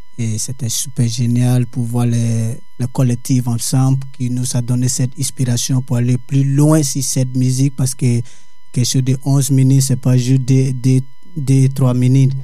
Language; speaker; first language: French; non-native, learner; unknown